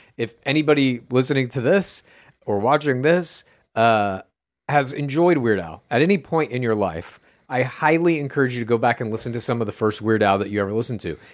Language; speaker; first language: English; native; English